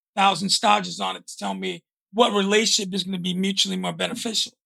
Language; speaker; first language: English; native; English